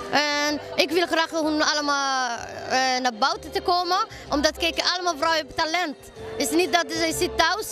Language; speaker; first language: Dutch; non-native, learner; Somali